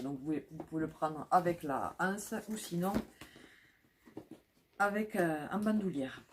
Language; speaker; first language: French; native; French